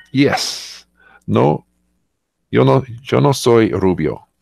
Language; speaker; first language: Spanish; non-native, learner; English